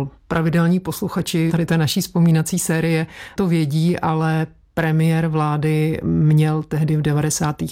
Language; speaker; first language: Czech; native; Czech